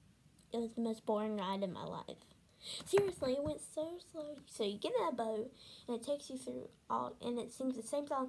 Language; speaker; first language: English; native; English